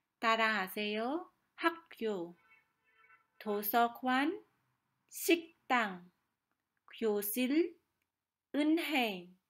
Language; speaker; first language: Korean; non-native, fluent; Khmer